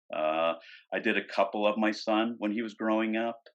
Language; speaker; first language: English; native; English